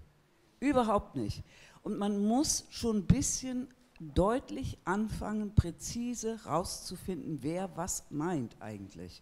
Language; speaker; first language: German; native; German